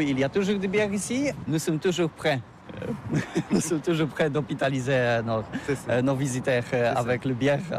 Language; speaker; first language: French; non-native, learner; Polish